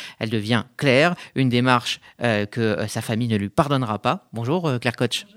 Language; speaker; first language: French; native; French